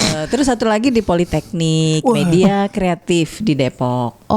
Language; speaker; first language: Indonesian; native; Indonesian